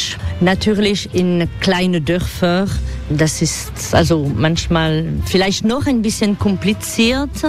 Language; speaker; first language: German; non-native, fluent; French